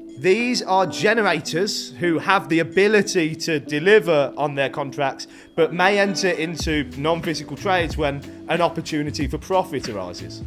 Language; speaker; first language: English; native; English